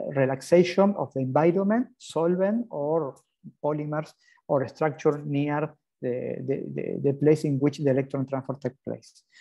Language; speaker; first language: English; non-native, fluent; Spanish